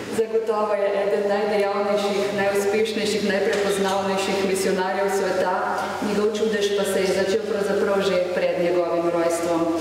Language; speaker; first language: Slovenian; native; Slovenian